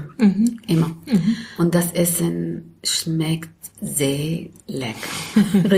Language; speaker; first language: German; non-native, learner; Arabic